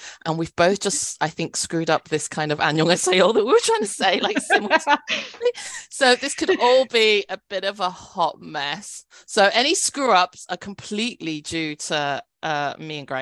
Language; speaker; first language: English; native; English